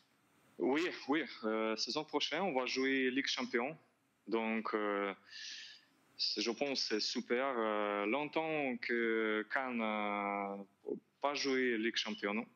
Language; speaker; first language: French; non-native, learner; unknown